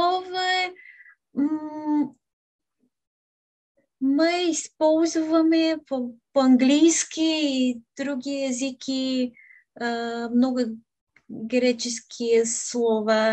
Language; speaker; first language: Russian; non-native, learner; Bulgarian